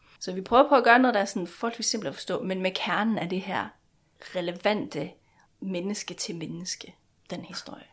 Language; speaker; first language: Danish; non-native, local second language; Faroese